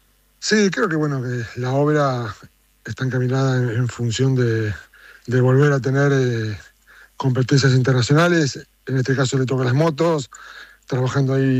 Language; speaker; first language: Spanish; native; Spanish